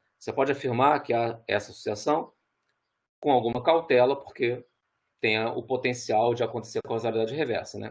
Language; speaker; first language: Portuguese; native; Portuguese